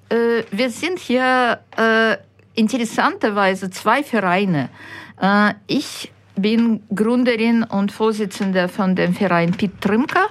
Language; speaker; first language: German; non-native, fluent; Ukrainian